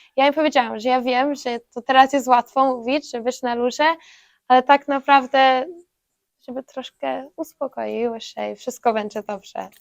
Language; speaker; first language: Polish; early bilingual, heritage; Polish